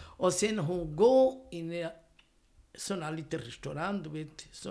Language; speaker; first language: Swedish; non-native, learner; Romany